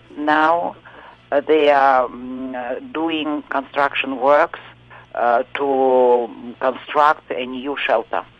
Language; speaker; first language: English; non-native, fluent; Russian